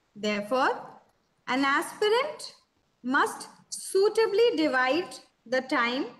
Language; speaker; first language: English; non-native, local second language; Hindi